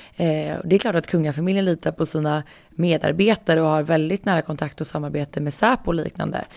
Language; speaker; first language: Swedish; native; Swedish